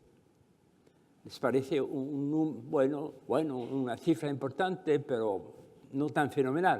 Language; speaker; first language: Spanish; non-native, fluent; French